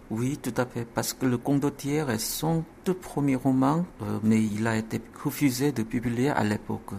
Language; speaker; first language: French; non-native, fluent; Korean